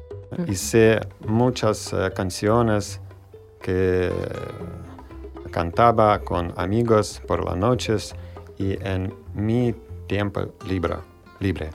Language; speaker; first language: Spanish; non-native, learner; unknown